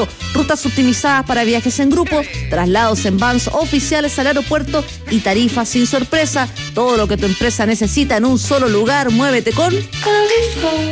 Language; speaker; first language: Spanish; native; Spanish